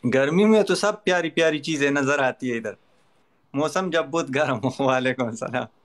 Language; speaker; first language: Urdu; non-native, local second language; Pashto